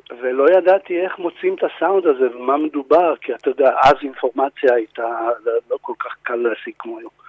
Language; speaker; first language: Hebrew; non-native, fluent; Polish